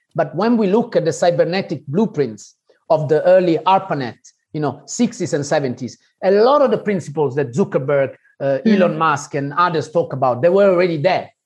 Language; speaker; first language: English; non-native, fluent; Italian